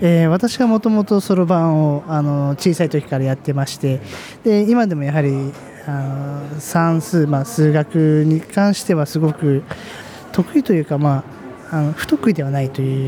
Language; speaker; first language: Japanese; native; Japanese